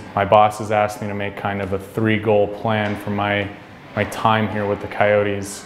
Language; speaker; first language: English; native; English